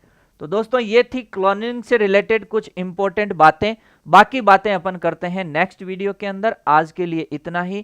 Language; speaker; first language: Hindi; native; Hindi